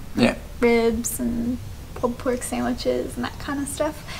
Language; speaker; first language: English; native; English